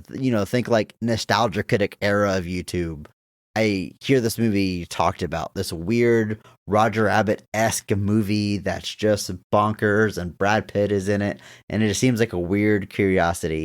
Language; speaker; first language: English; native; English